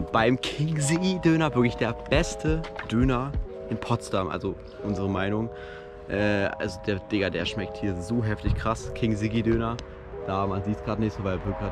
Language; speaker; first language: German; native; German